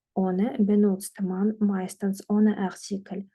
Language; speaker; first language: German; non-native, fluent; Ukrainian